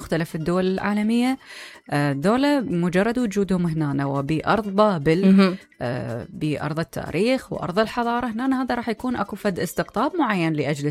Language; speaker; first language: Arabic; native; Arabic